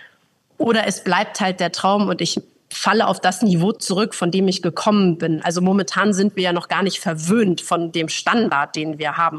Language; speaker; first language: German; native; German